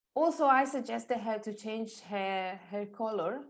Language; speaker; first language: English; non-native, fluent; Italian